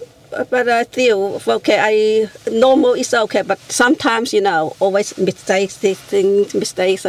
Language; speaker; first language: English; non-native, learner; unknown